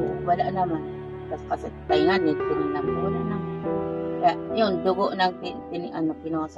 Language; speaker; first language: Filipino; non-native, local second language; Bikol